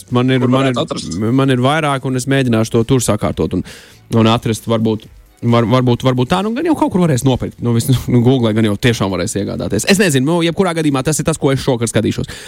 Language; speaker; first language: Latvian; native; Latvian